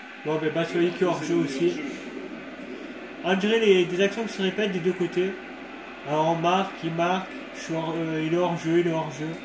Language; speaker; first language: French; native; French